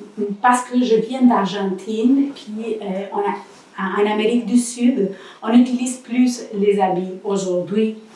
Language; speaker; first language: French; non-native, learner; Spanish